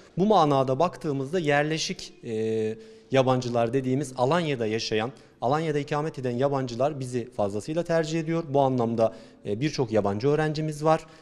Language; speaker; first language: Turkish; native; Turkish